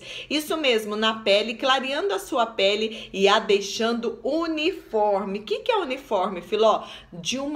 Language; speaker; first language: Portuguese; native; Portuguese